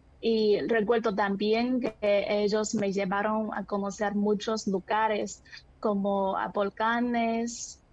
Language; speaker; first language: Spanish; non-native, fluent; Chinese